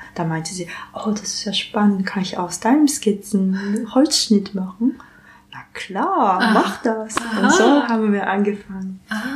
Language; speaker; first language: German; non-native, learner; Japanese